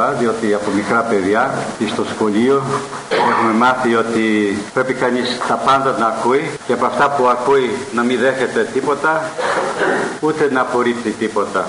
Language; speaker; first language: Greek; early bilingual, heritage; Greek